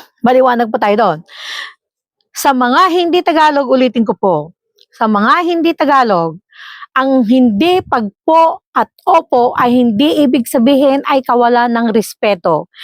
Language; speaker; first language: Filipino; non-native, local second language; Iloko